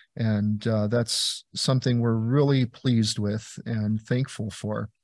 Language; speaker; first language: English; native; English